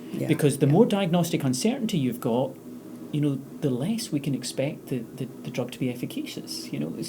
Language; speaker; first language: English; native; English